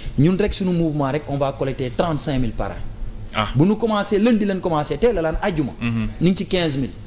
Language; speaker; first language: Wolof; non-native, local second language; Jola-Fonyi